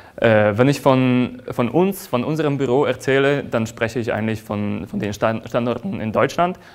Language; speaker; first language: German; non-native, fluent; Polish